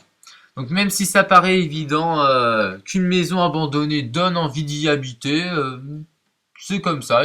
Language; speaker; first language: French; native; French